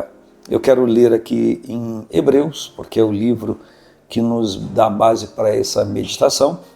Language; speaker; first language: Portuguese; native; Portuguese